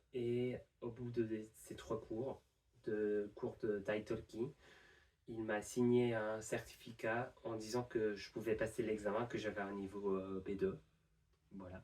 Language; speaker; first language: French; non-native, fluent; English